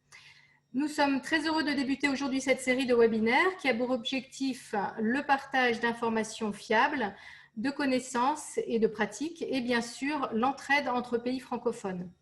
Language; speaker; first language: French; native; French